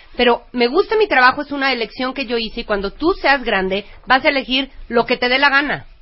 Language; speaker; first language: Spanish; native; Spanish